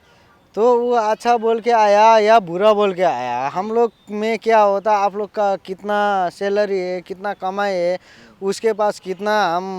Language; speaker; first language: Hindi; non-native, learner; Nepali